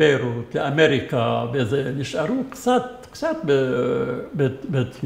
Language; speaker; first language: Hebrew; non-native, fluent; Arabic